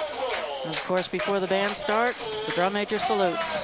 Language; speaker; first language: English; native; English